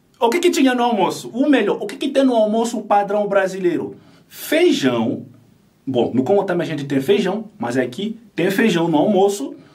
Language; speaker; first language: Portuguese; non-native, fluent; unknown